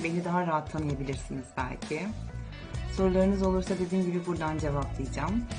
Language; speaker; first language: Turkish; native; Turkish